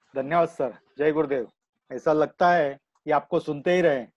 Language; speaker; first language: Hindi; non-native, local second language; Marathi